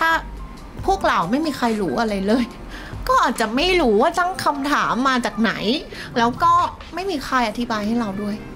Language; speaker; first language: Thai; non-native, fluent; Vietnamese